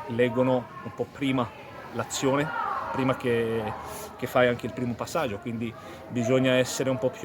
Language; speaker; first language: Italian; non-native, fluent; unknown